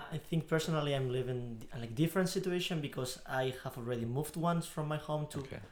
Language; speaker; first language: English; non-native, fluent; Spanish